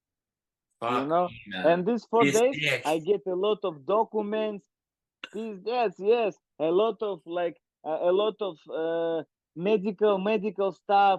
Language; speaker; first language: English; non-native, learner; Russian